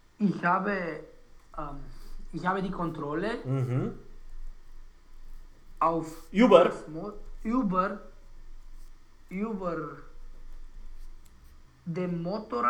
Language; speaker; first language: German; non-native, learner; Romanian